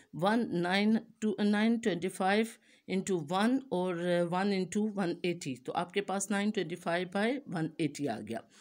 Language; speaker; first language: Urdu; native; Urdu